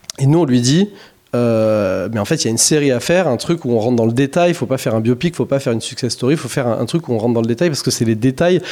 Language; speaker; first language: French; native; French